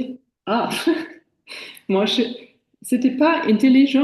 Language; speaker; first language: French; non-native, fluent; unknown